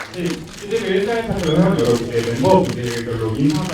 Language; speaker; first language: Korean; native; Korean